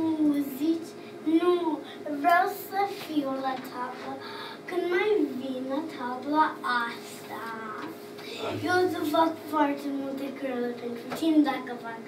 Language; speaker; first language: Romanian; early bilingual, heritage; English